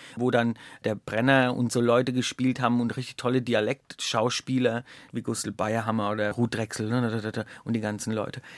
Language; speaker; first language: German; native; German